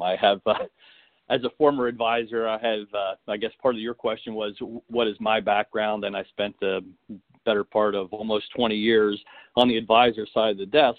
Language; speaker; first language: English; native; English